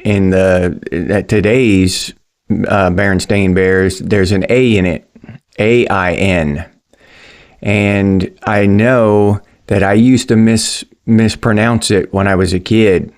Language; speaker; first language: English; native; English